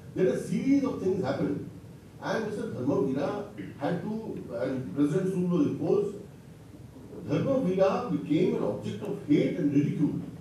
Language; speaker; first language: English; non-native, local second language; Bangla